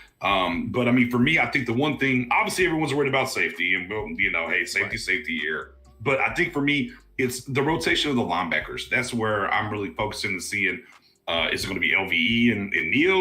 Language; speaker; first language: English; native; English